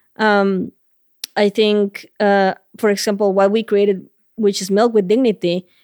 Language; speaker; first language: English; non-native, fluent; Spanish